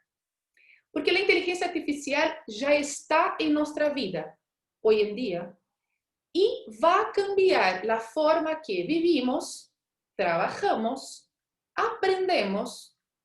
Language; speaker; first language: Spanish; non-native, fluent; Portuguese